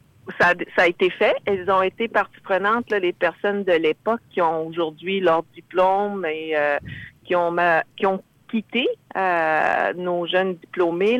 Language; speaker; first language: French; native; French